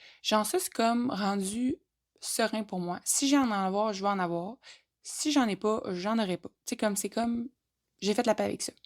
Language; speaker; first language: French; native; French